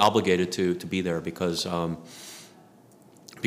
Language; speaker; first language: English; native; English